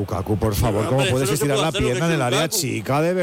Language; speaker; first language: Spanish; native; Spanish